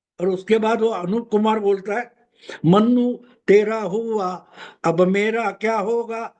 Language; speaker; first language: Hindi; non-native, local second language; Marathi